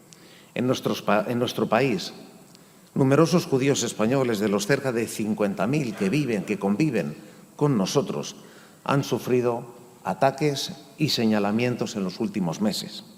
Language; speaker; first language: Spanish; native; Spanish